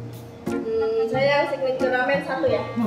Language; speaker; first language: Indonesian; native; Indonesian